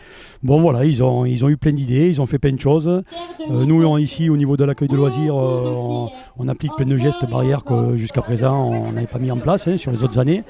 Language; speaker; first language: French; native; French